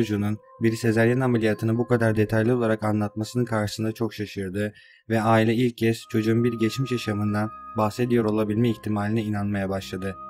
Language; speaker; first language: Turkish; native; Turkish